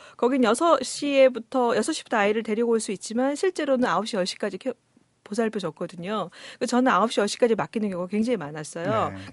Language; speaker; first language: Korean; native; Korean